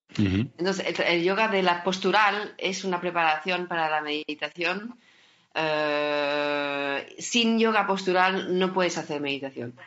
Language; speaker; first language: Spanish; early bilingual, heritage; French